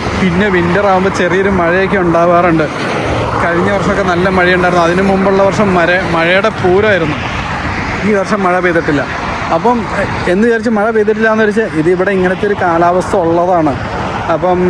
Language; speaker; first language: Malayalam; native; Malayalam